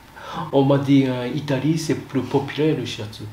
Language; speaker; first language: French; non-native, fluent; Japanese